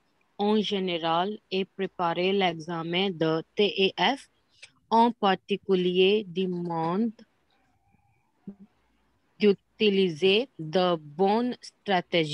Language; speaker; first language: French; non-native, learner; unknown